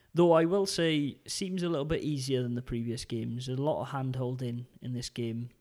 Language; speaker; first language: English; native; English